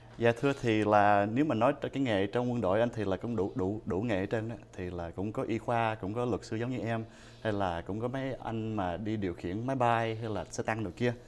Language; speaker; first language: Vietnamese; early bilingual, heritage; Vietnamese